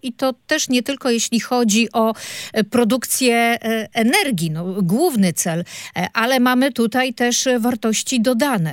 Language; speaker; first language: Polish; native; Polish